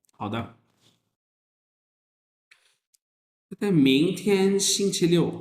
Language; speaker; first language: Chinese; non-native, fluent; Urdu